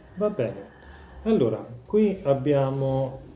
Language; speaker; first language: Italian; native; Italian